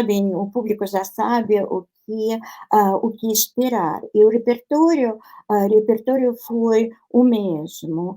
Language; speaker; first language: Portuguese; non-native, fluent; Russian